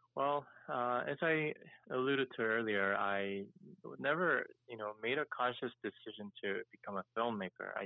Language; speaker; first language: English; early bilingual, other home language; Korean